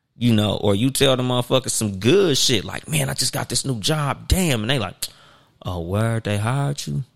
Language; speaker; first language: English; native; English